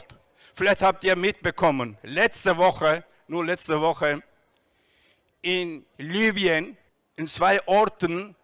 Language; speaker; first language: German; non-native, fluent; Turkish